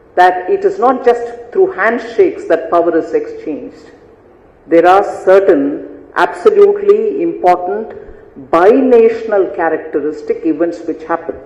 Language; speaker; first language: English; non-native, local second language; Tamil